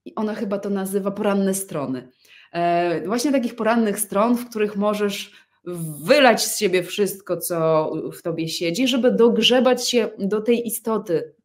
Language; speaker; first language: Polish; early bilingual, other home language; Russian